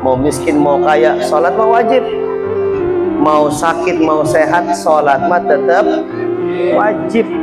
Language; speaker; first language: Indonesian; native; Indonesian